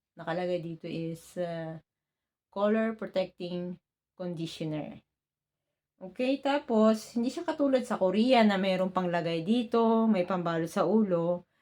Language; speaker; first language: Filipino; native; Filipino